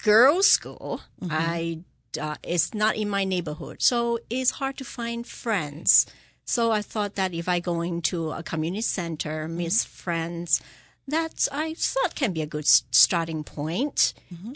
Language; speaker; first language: English; non-native, local second language; Cantonese